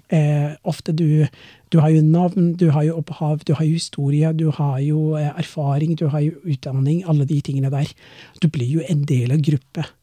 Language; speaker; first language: Norwegian; non-native, fluent; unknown